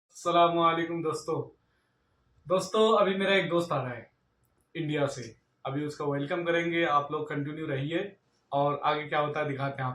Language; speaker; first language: Hindi; native; Hindi